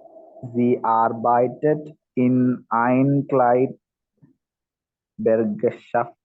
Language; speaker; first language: German; non-native, learner; Malayalam